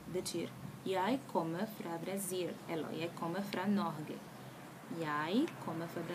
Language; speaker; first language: Norwegian; non-native, learner; Portuguese